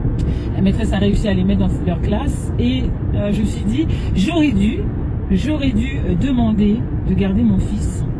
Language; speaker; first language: French; native; French